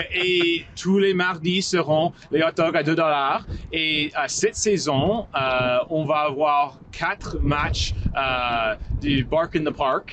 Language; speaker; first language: French; non-native, local second language; English